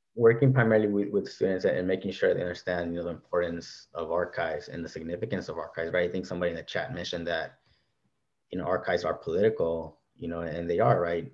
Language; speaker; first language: English; native; English